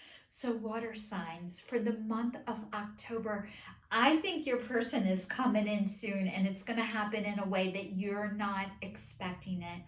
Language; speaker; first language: English; native; English